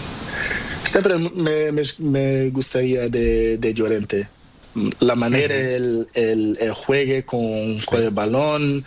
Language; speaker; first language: Spanish; non-native, learner; Portuguese